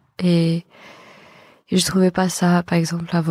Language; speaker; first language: French; non-native, fluent; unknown